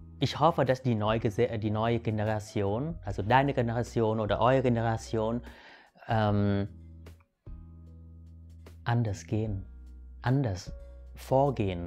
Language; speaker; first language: German; early bilingual, other home language; Vietnamese